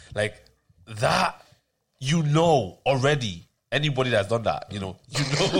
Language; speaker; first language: English; native; English